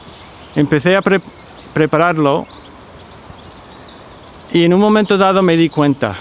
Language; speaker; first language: Spanish; non-native, fluent; English